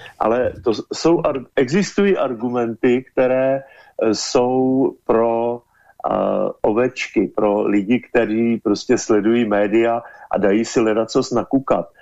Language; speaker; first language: Czech; native; Czech